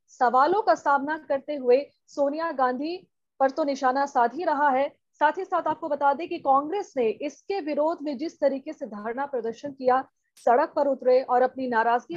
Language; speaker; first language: Hindi; native; Hindi